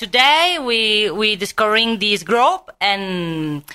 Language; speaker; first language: English; non-native, learner; Catalan